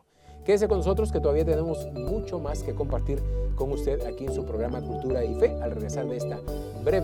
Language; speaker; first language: Spanish; native; Spanish